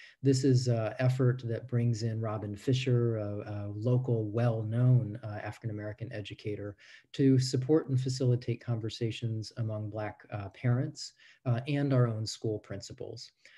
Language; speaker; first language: English; native; English